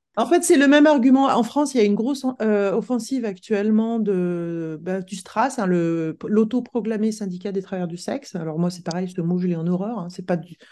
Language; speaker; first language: French; native; French